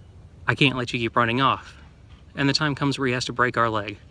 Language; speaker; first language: English; native; English